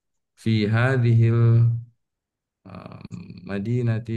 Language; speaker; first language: Arabic; non-native, learner; Indonesian